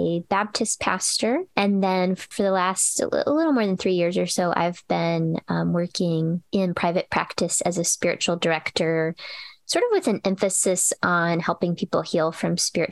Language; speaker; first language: English; native; English